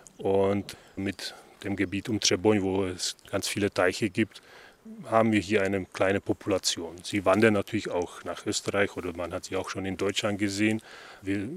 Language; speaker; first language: German; non-native, fluent; Slovak